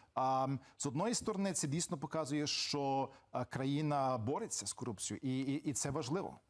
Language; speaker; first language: Ukrainian; early bilingual, heritage; Ukrainian